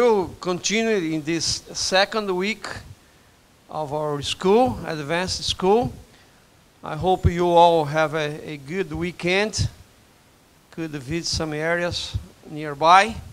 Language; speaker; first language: English; non-native, fluent; Portuguese